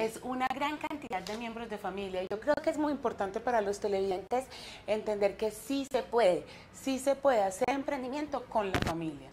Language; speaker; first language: Spanish; native; Spanish